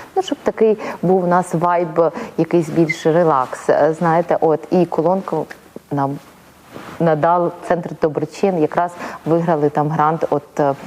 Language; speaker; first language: Ukrainian; native; Ukrainian